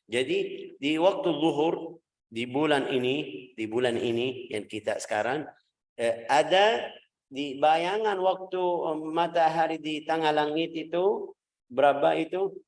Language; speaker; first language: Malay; non-native, fluent; Arabic